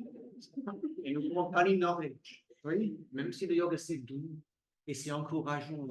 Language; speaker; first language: French; non-native, fluent; English